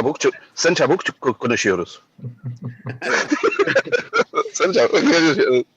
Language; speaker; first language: Turkish; non-native, learner; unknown